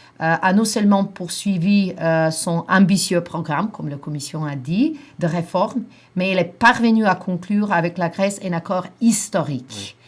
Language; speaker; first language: French; non-native, fluent; Macedonian